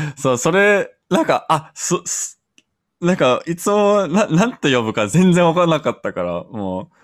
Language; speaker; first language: Japanese; non-native, fluent; English